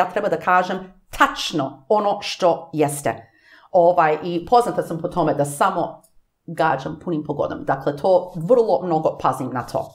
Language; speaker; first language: Serbian; early bilingual, heritage; English